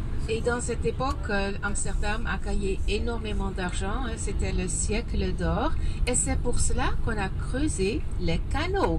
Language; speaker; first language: French; non-native, fluent; Dutch